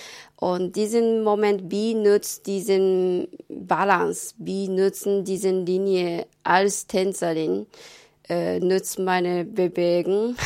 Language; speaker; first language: German; non-native, learner; Japanese